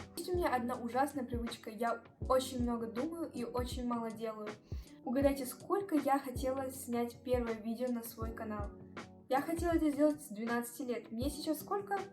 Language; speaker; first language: Russian; native; Russian